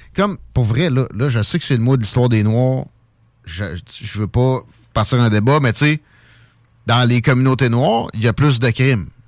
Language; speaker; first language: French; native; French